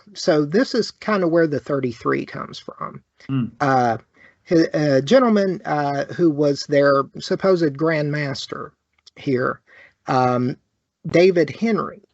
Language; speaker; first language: English; native; English